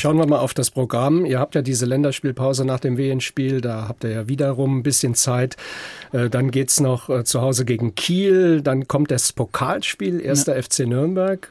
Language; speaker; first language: German; native; German